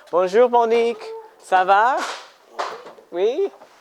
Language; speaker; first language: French; non-native, learner; English